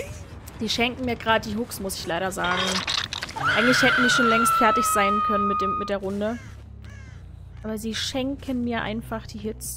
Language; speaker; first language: German; native; German